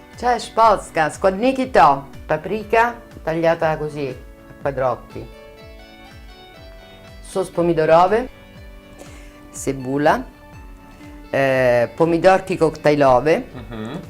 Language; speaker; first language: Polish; non-native, learner; Italian